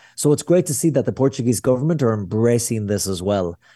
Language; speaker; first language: English; native; English